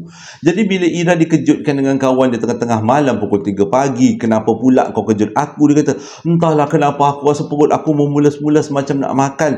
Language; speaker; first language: Malay; native; Malay